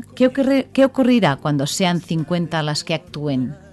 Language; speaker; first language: Spanish; non-native, local second language; Catalan